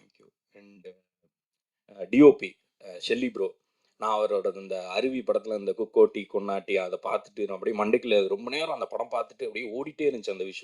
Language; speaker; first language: Tamil; native; Tamil